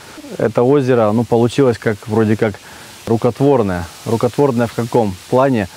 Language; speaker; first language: Russian; native; Russian